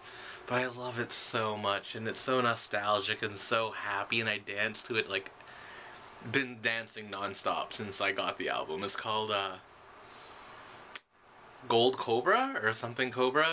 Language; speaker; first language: English; native; English